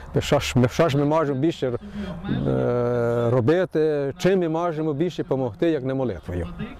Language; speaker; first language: Ukrainian; early bilingual, heritage; Ukrainian